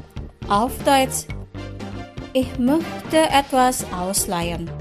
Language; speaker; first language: German; non-native, fluent; Indonesian